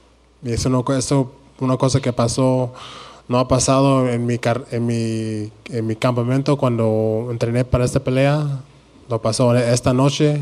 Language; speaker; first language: Spanish; early bilingual, heritage; Spanish